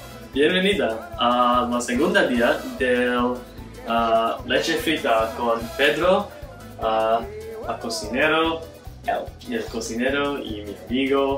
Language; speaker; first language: Spanish; non-native, learner; English